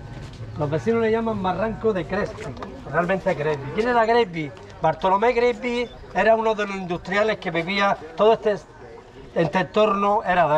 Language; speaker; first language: Spanish; native; Spanish